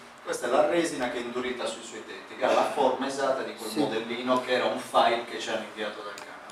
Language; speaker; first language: Italian; native; Italian